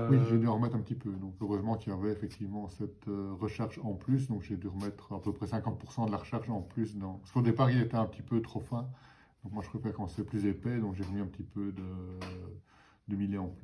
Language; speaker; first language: French; native; French